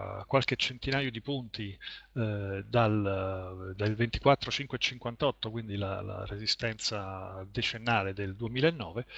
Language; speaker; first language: Italian; native; Italian